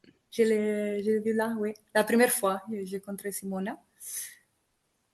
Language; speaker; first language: French; non-native, fluent; Italian